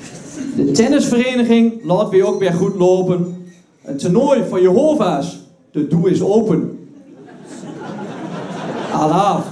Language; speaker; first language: Dutch; native; Dutch